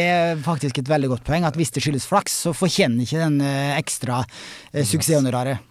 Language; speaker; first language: Norwegian; native; Norwegian